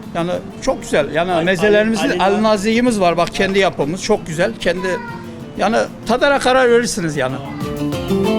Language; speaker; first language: Turkish; native; Turkish